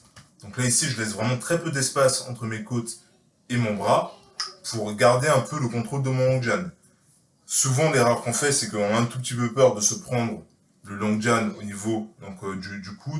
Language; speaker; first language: French; native; French